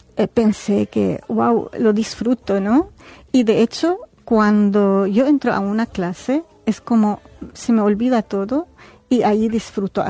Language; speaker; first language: Spanish; non-native, fluent; Arabic